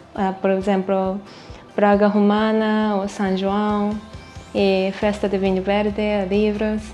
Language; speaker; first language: Portuguese; non-native, learner; Japanese